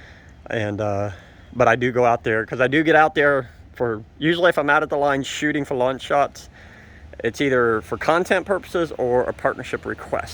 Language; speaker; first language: English; native; English